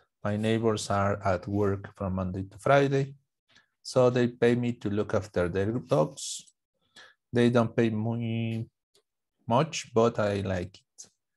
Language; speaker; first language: English; non-native, fluent; Spanish